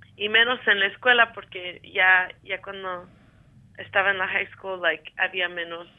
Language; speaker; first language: Spanish; early bilingual, heritage; Spanish